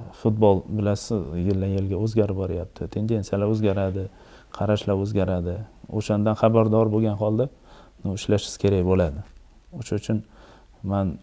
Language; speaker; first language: Uzbek; native; Uzbek